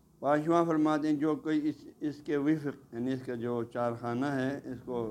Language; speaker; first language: Urdu; non-native, local second language; Balti